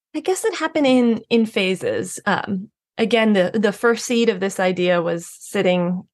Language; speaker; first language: English; native; English